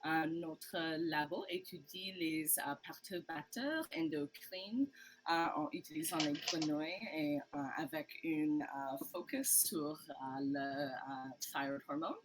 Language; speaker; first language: French; non-native, learner; English